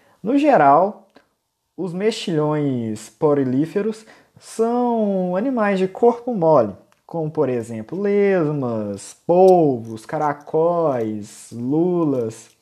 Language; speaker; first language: Portuguese; native; Portuguese